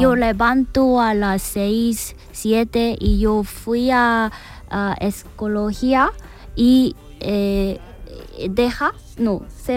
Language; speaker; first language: Spanish; non-native, learner; Korean